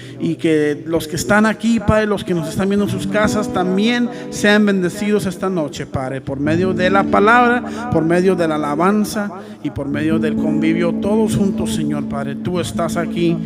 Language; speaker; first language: Spanish; early bilingual, heritage; Spanish